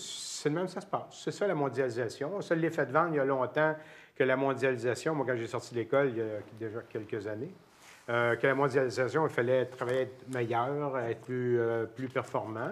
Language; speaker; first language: French; native; French